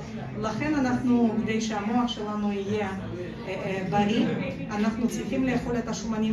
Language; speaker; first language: Hebrew; non-native, fluent; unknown